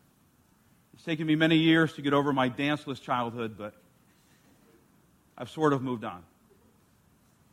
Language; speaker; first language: English; native; English